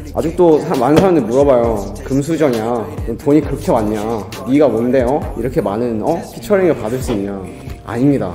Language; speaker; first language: Korean; early bilingual, heritage; Korean